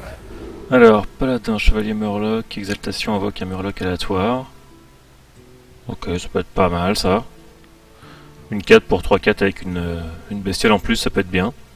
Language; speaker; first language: French; native; French